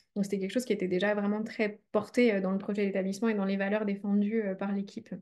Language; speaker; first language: French; native; French